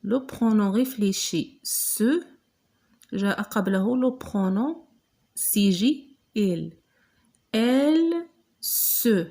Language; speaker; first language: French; non-native, local second language; Arabic